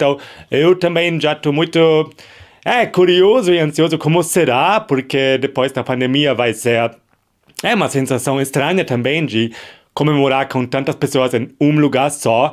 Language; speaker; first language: Portuguese; non-native, fluent; German